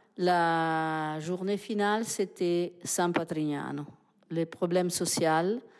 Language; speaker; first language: French; non-native, fluent; Italian